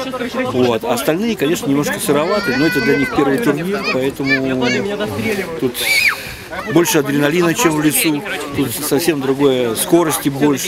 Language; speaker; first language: Russian; native; Russian